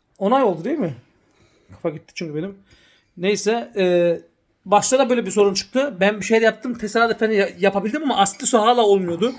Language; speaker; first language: Turkish; early bilingual, heritage; Turkish